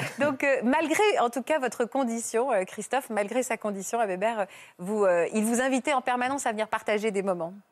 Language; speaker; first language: French; native; French